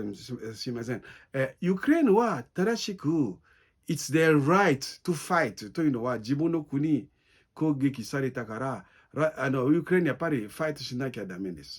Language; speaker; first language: Japanese; non-native, learner; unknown